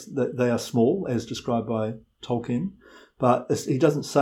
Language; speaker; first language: English; native; English